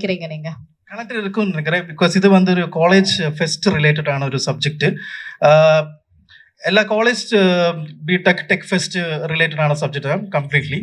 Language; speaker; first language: Tamil; non-native, local second language; Malayalam